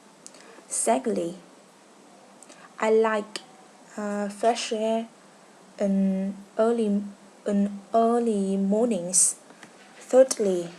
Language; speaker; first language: English; non-native, learner; Vietnamese